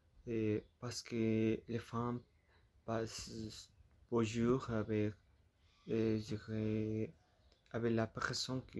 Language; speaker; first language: French; non-native, learner; Spanish